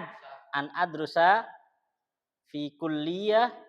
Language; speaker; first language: Arabic; non-native, fluent; Indonesian